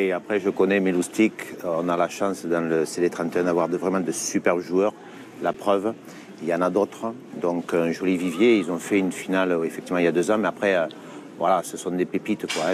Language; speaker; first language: French; native; French